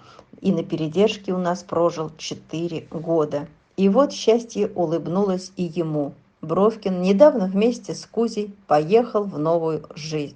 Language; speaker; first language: Russian; native; Russian